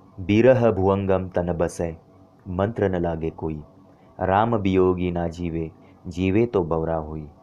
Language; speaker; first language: Hindi; non-native, local second language; Marathi